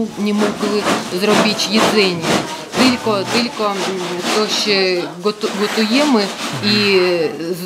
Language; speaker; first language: Polish; non-native, learner; Ukrainian